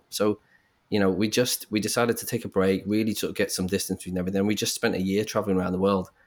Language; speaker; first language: English; native; English